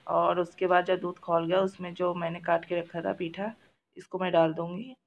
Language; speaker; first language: Hindi; non-native, local second language; Bangla